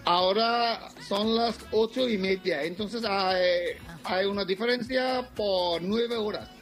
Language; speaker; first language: Spanish; non-native, fluent; Bangla